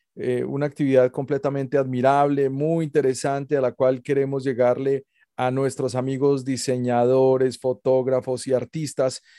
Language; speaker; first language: Spanish; native; Spanish